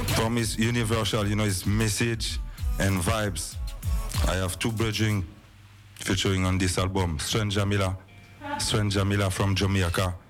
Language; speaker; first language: English; non-native, learner; French